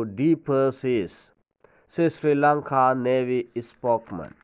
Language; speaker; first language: English; non-native, local second language; Sinhala